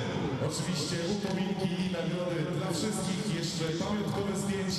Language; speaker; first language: Polish; native; Polish